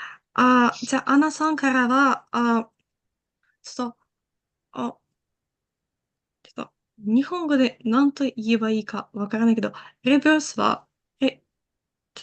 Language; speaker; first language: Japanese; non-native, learner; Ukrainian